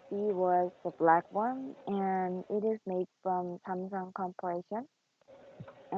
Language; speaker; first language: English; non-native, learner; Korean